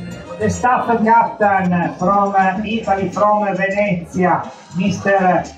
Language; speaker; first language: English; non-native, fluent; Italian